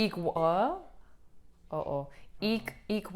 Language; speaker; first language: Dutch; non-native, learner; English